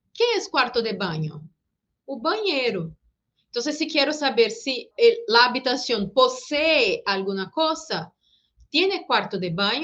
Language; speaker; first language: Spanish; non-native, fluent; Portuguese